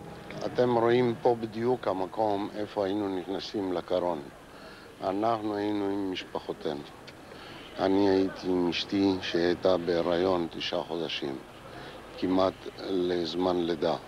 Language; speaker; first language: Hebrew; non-native, fluent; Ladino